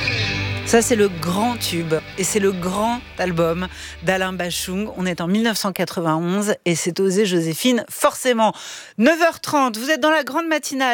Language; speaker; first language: French; native; French